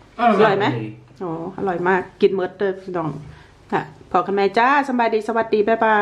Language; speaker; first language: Thai; native; Thai